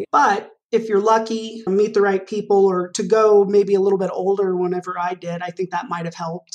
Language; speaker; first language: English; native; English